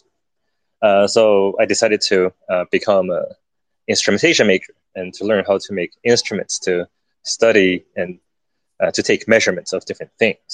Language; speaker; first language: English; early bilingual, other home language; Chinese